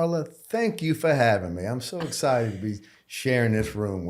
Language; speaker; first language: English; native; English